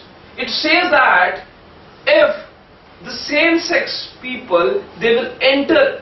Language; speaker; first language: English; non-native, local second language; Hindi